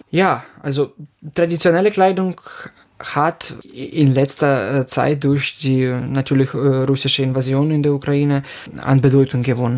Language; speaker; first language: German; non-native, fluent; Ukrainian